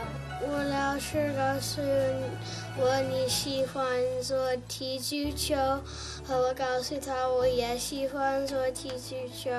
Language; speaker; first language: Chinese; non-native, learner; English